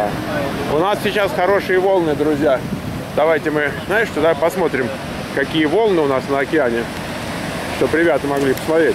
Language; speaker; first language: Russian; native; Russian